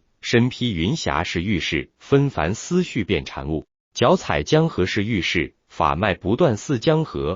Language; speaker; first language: Chinese; native; Chinese